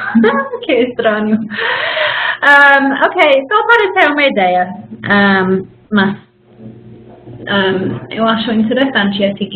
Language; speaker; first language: Portuguese; non-native, fluent; English